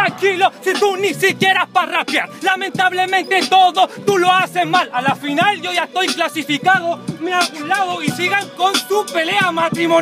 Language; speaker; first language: Spanish; native; Spanish